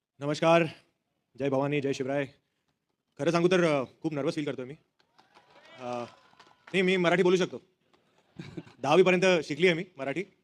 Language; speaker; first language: Hindi; native; Hindi